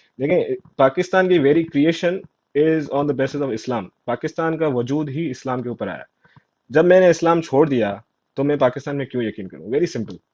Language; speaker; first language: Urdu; non-native, local second language; Sindhi